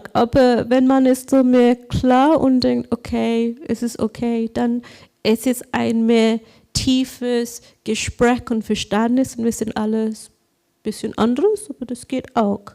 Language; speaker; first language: German; non-native, learner; English